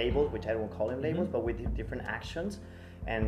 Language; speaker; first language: English; non-native, fluent; Spanish